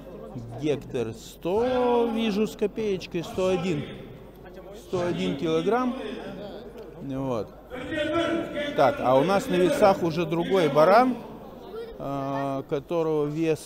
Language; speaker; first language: Russian; native; Russian